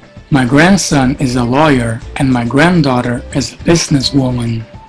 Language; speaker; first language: English; non-native, fluent; Portuguese